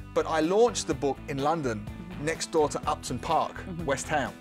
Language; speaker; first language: English; native; English